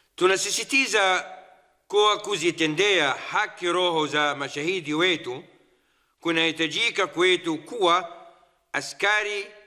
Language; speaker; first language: Swahili; non-native, fluent; Arabic